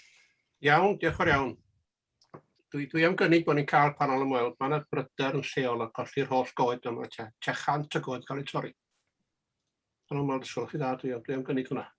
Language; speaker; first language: Welsh; native; Welsh